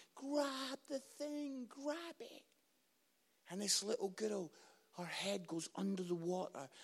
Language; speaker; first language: English; native; English